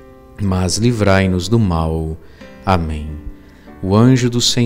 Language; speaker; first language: Portuguese; native; Portuguese